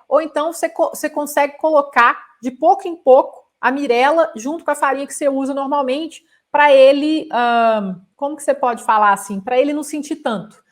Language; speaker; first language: Portuguese; native; Portuguese